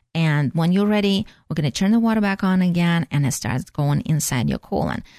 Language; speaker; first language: English; non-native, fluent; Russian